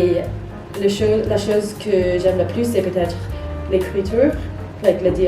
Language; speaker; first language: French; non-native, fluent; English